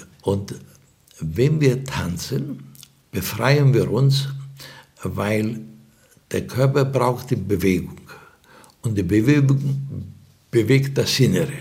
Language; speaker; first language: German; non-native, fluent; Greek